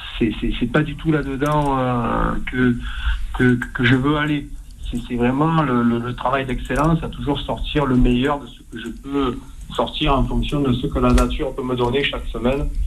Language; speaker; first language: French; native; French